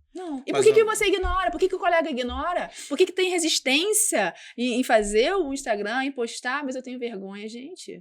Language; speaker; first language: Portuguese; native; Portuguese